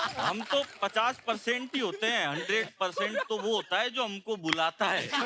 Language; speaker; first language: Hindi; native; Hindi